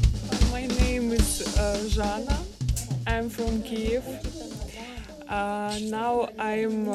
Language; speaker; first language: English; non-native, learner; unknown